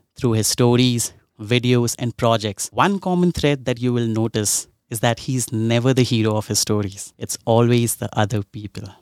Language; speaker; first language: English; non-native, local second language; Hindi